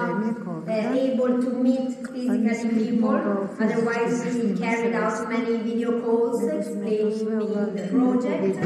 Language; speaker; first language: English; non-native, fluent; Italian